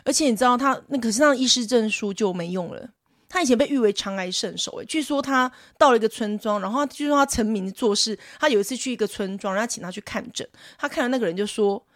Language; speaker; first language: Chinese; non-native, local second language; Min Nan Chinese